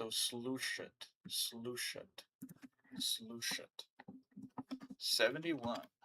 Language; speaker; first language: Russian; non-native, learner; English